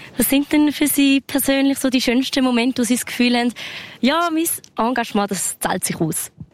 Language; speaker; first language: German; native; German